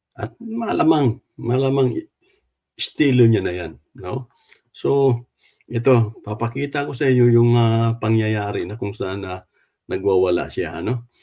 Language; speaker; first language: Filipino; non-native, local second language; Cebuano